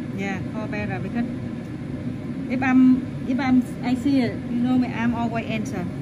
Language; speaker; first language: English; non-native, learner; Vietnamese